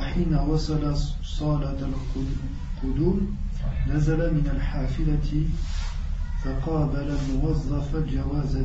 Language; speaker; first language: Arabic; non-native, learner; French